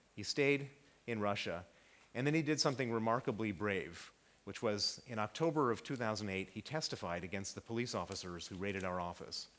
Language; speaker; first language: English; native; English